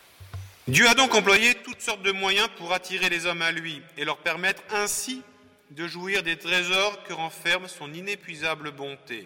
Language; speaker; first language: French; native; French